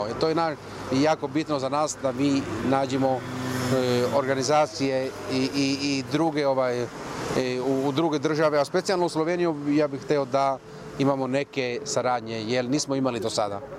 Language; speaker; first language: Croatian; non-native, local second language; Romany